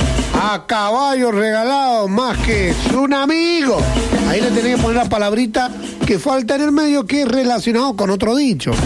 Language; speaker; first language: Spanish; native; Spanish